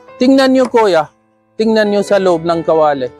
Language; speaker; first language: Filipino; non-native, learner; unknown